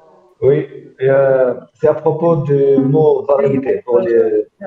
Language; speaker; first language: French; non-native, local second language; Arabic